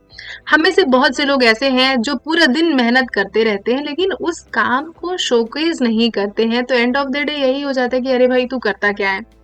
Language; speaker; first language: Hindi; native; Hindi